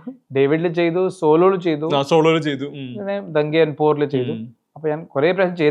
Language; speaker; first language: Malayalam; early bilingual, heritage; Malayalam